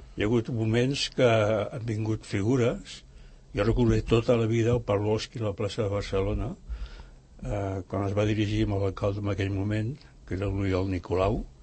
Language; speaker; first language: Catalan; native; Catalan